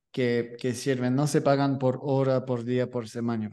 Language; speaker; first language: Spanish; non-native, learner; French